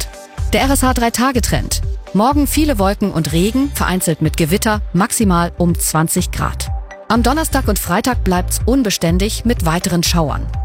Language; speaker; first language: German; native; German